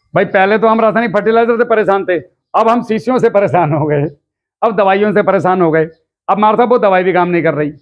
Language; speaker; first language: Hindi; native; Hindi